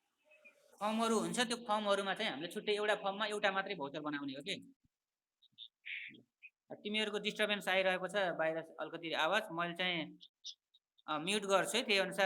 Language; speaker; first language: Nepali; native; Nepali